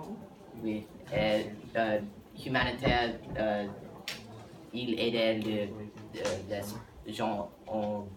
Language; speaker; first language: French; non-native, learner; English